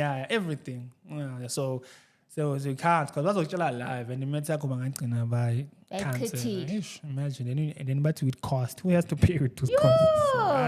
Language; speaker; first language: English; non-native, local second language; Zulu